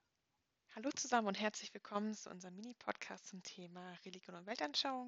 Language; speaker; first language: German; native; German